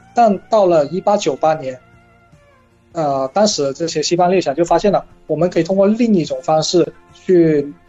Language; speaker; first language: Chinese; native; Chinese